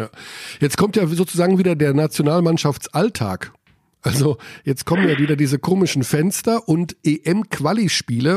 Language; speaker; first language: German; native; German